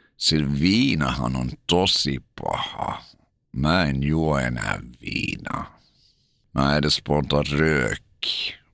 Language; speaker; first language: Finnish; native; Finnish